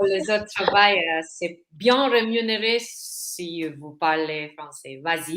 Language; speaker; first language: French; non-native, learner; Filipino